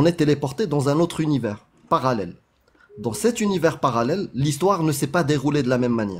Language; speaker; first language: French; native; French